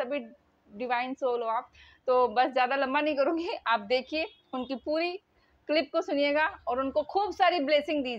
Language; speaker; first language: Hindi; native; Hindi